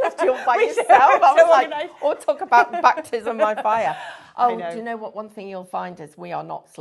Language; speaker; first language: English; native; English